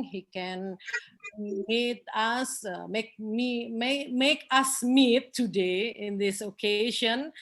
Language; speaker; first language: English; non-native, learner; Indonesian